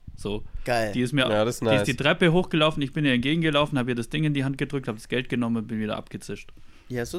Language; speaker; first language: German; native; German